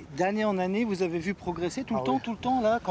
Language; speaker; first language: French; native; French